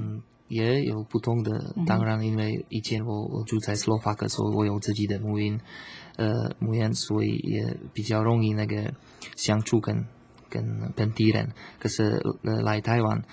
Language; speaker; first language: Chinese; non-native, learner; Slovak